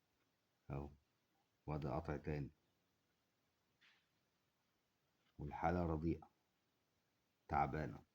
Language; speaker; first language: Arabic; native; Arabic